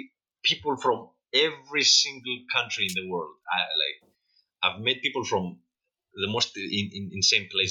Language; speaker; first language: English; non-native, fluent; Greek